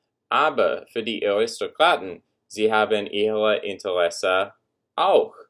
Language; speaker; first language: German; non-native, learner; English